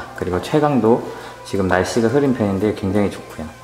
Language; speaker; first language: Korean; native; Korean